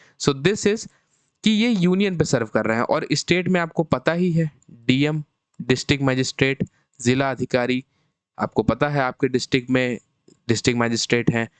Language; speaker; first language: Hindi; native; Hindi